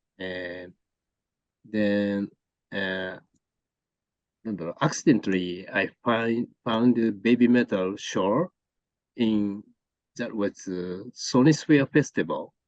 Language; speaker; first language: English; non-native, learner; Japanese